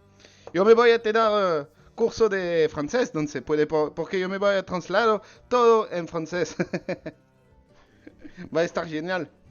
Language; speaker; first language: Spanish; non-native, learner; French